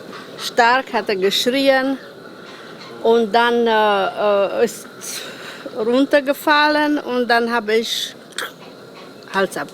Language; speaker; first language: German; non-native, learner; Romanian